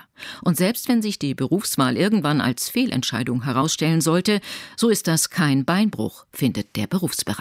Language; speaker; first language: German; native; German